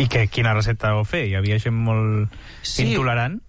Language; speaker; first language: Catalan; native; Catalan